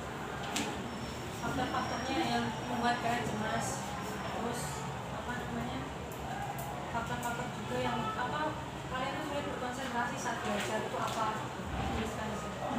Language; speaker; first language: Indonesian; native; Indonesian